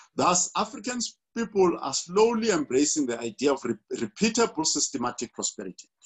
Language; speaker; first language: English; non-native, local second language; Xhosa